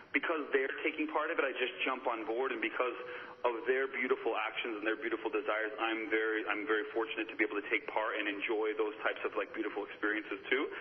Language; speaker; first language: English; native; English